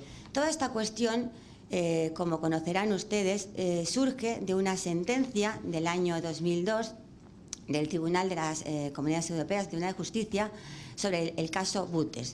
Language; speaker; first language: Spanish; native; Spanish